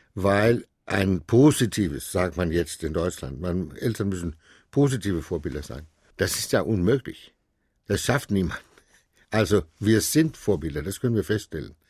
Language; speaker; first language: German; non-native, fluent; Danish